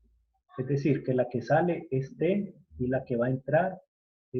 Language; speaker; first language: Spanish; native; Spanish